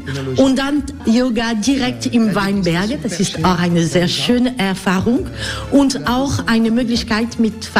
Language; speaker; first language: German; non-native, learner; French